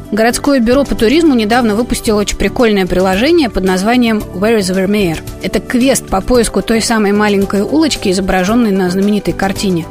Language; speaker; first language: Russian; native; Russian